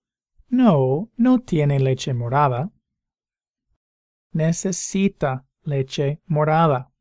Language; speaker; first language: Spanish; non-native, fluent; English